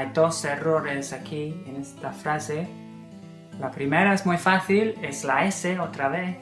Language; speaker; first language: Spanish; non-native, fluent; English